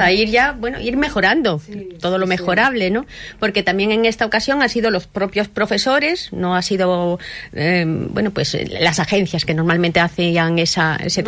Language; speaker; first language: Spanish; native; Spanish